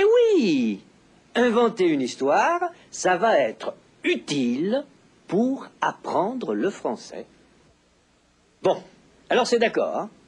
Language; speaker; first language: French; native; French